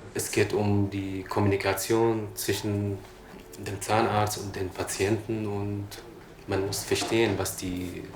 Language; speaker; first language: German; non-native, fluent; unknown